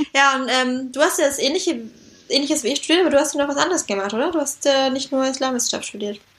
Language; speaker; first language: German; native; German